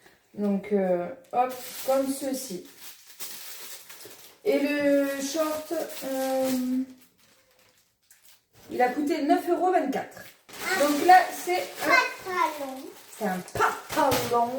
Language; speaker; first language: French; native; French